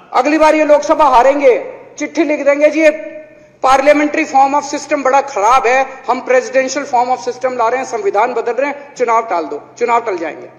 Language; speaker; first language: Hindi; native; Hindi